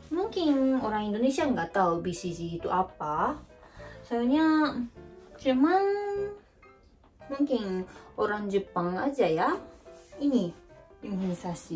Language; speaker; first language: Indonesian; native; Indonesian